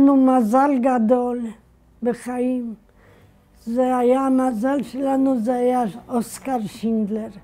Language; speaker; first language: Hebrew; non-native, fluent; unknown